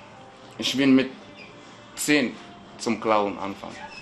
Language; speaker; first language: German; non-native, learner; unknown